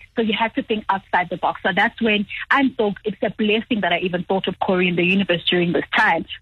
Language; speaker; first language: English; non-native, local second language; Zulu